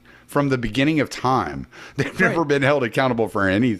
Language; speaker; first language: English; native; English